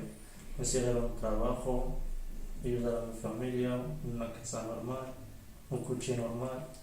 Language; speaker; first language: Spanish; non-native, learner; Arabic